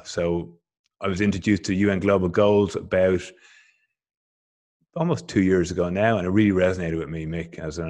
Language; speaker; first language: English; native; English